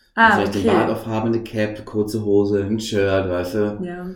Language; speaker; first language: German; native; German